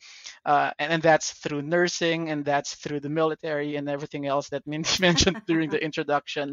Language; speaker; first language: English; non-native, local second language; Filipino